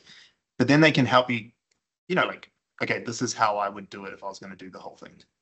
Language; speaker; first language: English; native; English